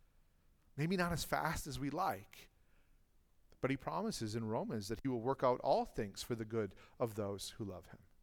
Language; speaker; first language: English; native; English